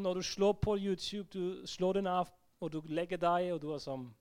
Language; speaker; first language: Norwegian; non-native, fluent; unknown